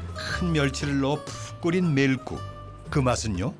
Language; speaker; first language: Korean; native; Korean